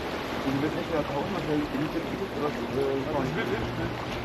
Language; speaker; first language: German; native; German